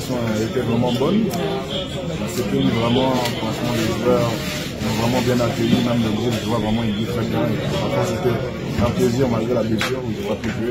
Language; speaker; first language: French; native; French